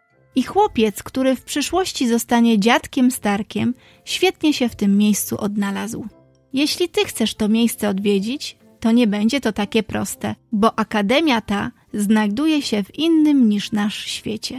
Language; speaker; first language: Polish; native; Polish